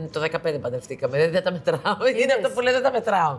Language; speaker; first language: Greek; early bilingual, heritage; Greek